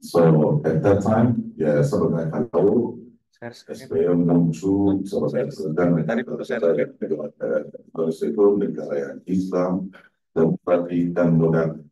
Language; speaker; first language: Indonesian; non-native, fluent; Turkish